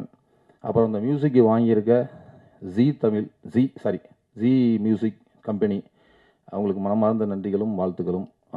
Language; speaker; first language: Tamil; native; Tamil